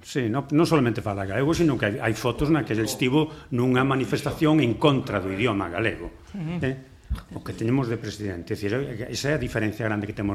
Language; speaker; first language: Galician; native; Galician